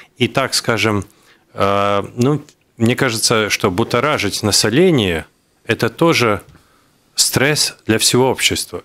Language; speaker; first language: Russian; non-native, local second language; Latvian